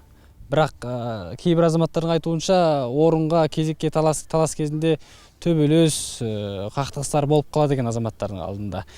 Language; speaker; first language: Kazakh; native; Kazakh